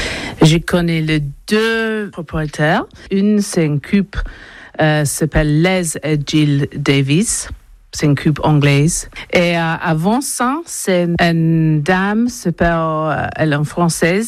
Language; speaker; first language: French; non-native, learner; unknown